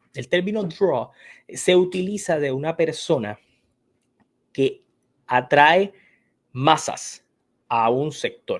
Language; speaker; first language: Spanish; native; Spanish